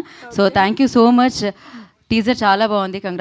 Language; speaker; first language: Telugu; native; Telugu